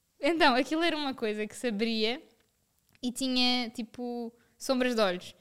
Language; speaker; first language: Portuguese; native; Portuguese